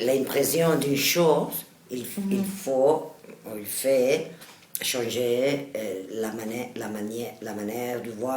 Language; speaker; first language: French; non-native, learner; Catalan